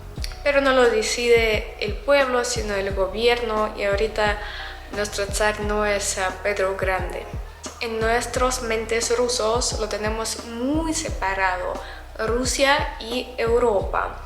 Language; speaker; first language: Spanish; non-native, fluent; Russian